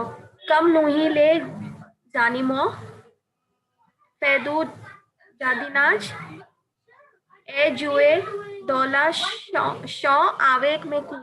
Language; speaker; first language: French; non-native, learner; Hindi